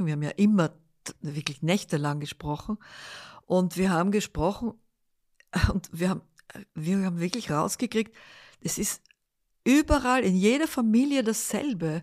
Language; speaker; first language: German; early bilingual, other home language; Dutch